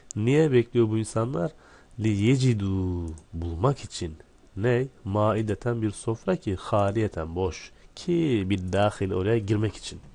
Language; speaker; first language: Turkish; native; Turkish